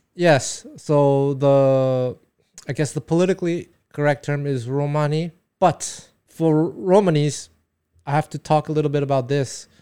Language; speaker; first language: English; non-native, fluent; Min Nan Chinese